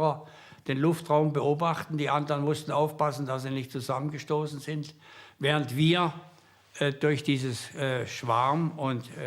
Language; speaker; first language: German; native; German